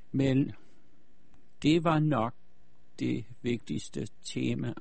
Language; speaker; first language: Danish; early bilingual, other home language; German